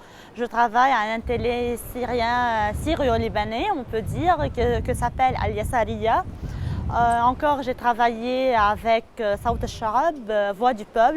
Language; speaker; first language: French; non-native, local second language; Arabic